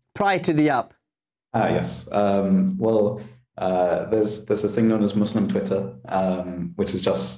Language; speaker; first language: English; native; English